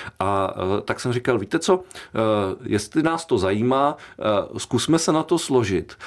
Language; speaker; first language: Czech; native; Czech